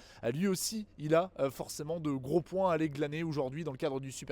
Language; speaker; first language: French; native; French